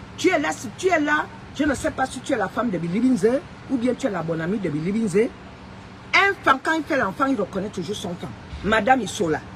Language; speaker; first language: French; non-native, local second language; Fang